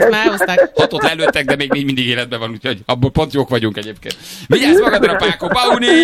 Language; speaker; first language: Hungarian; native; Hungarian